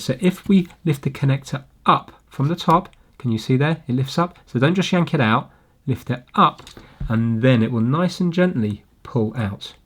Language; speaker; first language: English; native; English